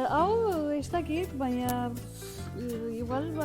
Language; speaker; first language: Basque; non-native, learner; Turkish